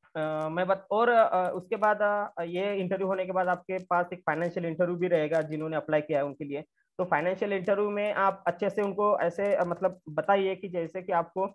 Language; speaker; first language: Hindi; non-native, local second language; Marathi